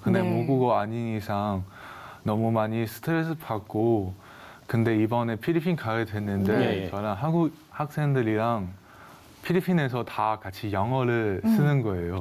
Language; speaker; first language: Korean; non-native, fluent; Chinese